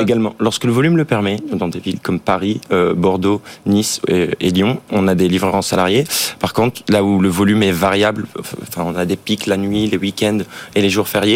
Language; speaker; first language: French; native; French